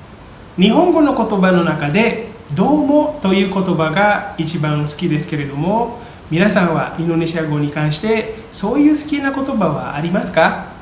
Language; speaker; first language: Japanese; non-native, fluent; Indonesian